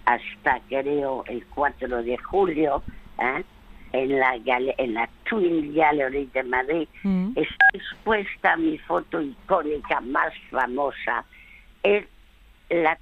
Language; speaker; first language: Spanish; early bilingual, other home language; French